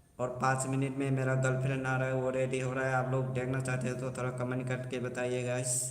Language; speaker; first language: Hindi; non-native, local second language; Bodo